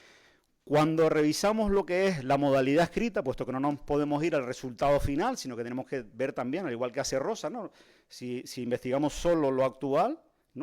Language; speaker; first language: Spanish; native; Spanish